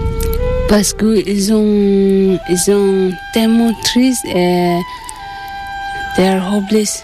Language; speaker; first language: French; non-native, learner; Tibetan